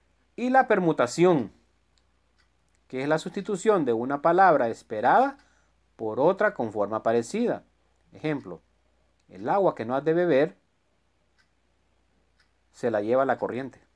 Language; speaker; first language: Spanish; native; Spanish